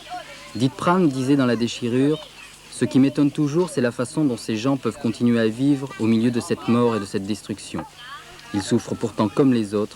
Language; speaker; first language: French; native; French